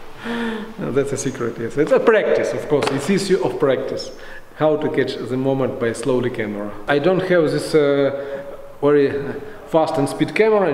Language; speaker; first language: English; non-native, fluent; Russian